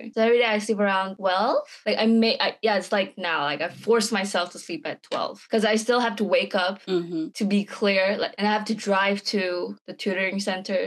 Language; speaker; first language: English; non-native, local second language; Chinese